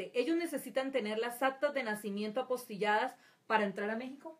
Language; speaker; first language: Spanish; native; Spanish